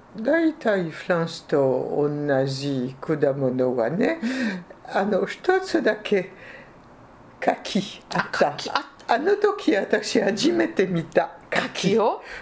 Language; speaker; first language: Japanese; non-native, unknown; French